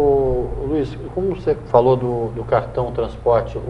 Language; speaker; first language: Portuguese; native; Portuguese